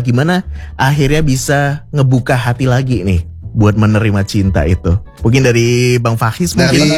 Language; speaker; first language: Indonesian; native; Indonesian